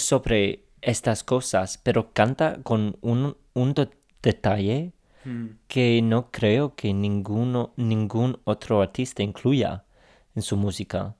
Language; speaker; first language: Spanish; non-native, fluent; English